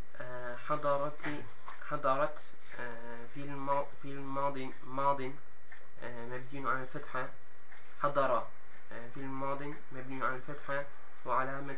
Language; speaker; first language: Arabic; non-native, learner; Turkish